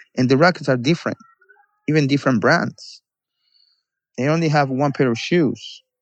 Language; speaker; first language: English; non-native, fluent; Spanish